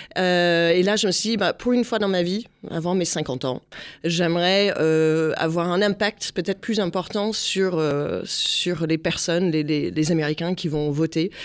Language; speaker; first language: French; non-native, fluent; English